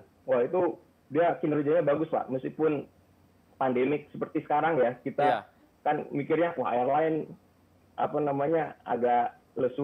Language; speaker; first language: Indonesian; native; Indonesian